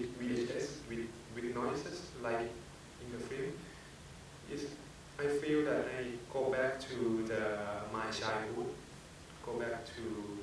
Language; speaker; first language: English; non-native, fluent; Thai